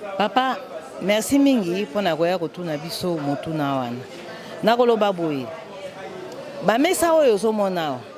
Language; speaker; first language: Lingala; native; Lingala